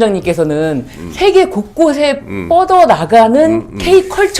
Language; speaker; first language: Korean; native; Korean